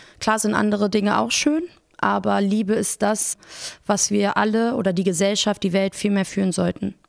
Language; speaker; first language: German; early bilingual, other home language; Persian